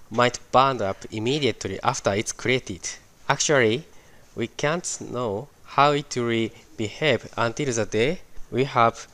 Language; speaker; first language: English; non-native, fluent; Japanese